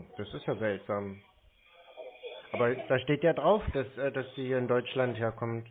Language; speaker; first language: German; native; German